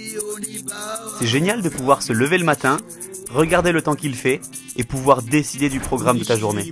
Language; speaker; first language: French; native; French